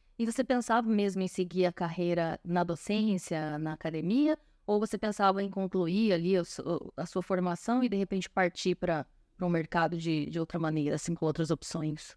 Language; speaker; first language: Portuguese; native; Portuguese